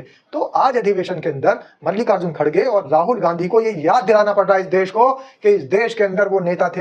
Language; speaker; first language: Hindi; native; Hindi